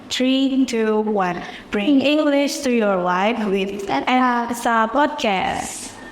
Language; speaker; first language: English; non-native, fluent; Indonesian